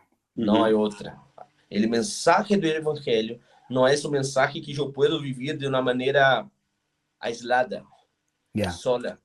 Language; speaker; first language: Spanish; non-native, fluent; Portuguese